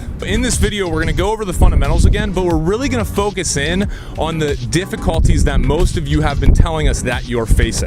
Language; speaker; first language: English; native; English